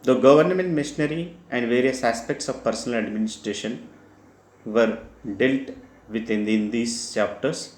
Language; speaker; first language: English; non-native, local second language; Telugu